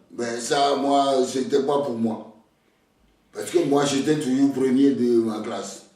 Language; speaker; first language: French; non-native, local second language; Ewe